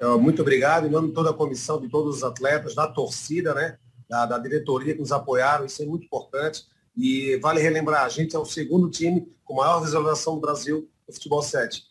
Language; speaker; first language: Portuguese; native; Portuguese